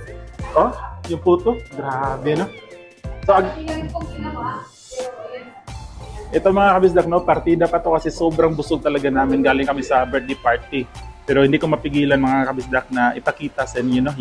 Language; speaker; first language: Filipino; non-native, local second language; Cebuano